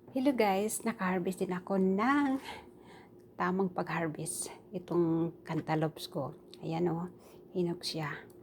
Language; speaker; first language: Filipino; native; Filipino